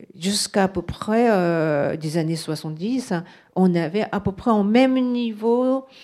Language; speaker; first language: French; non-native, fluent; Japanese